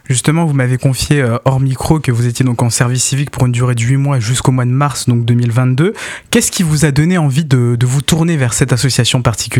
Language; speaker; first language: French; native; French